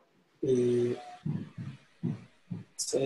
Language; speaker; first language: Spanish; non-native, fluent; English